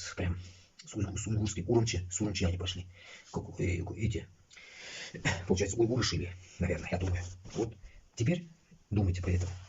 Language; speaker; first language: Russian; non-native, local second language; Uzbek